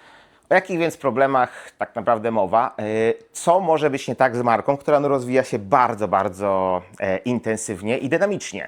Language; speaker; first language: Polish; native; Polish